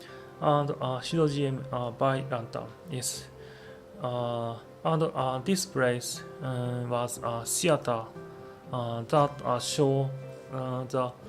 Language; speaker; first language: English; non-native, learner; Japanese